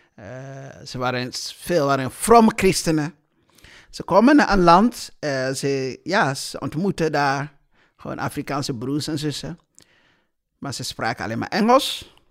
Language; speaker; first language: Dutch; non-native, fluent; English